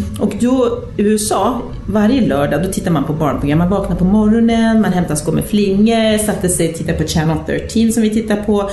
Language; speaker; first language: Swedish; early bilingual, heritage; English